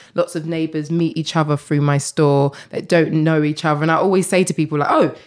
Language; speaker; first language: English; native; English